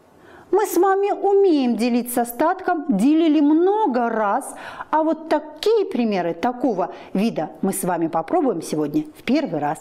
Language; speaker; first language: Russian; native; Russian